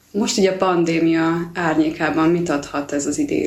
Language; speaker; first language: Hungarian; native; Hungarian